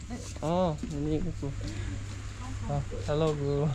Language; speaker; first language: Indonesian; non-native, learner; English